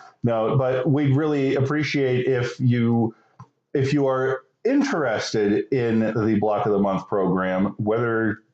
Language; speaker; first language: English; native; English